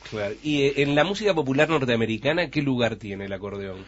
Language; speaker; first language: Spanish; native; Spanish